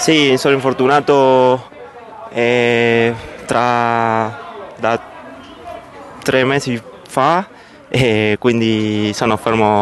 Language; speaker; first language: Italian; non-native, learner; Spanish